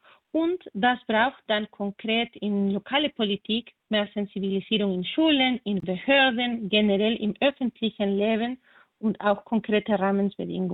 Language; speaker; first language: German; non-native, fluent; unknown